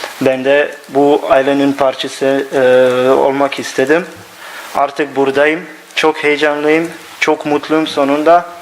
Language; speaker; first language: Turkish; non-native, learner; Bosnian